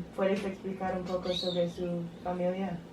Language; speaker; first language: Spanish; non-native, learner; English